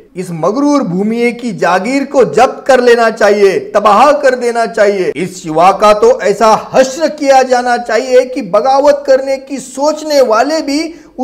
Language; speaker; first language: Hindi; non-native, local second language; Marathi